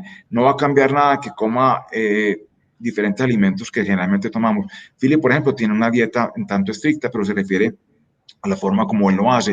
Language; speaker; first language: Spanish; native; Spanish